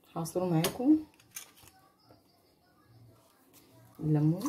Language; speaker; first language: Arabic; native; Arabic